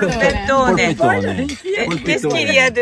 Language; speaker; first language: French; non-native, learner; Japanese